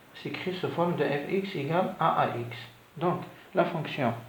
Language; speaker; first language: French; non-native, local second language; Arabic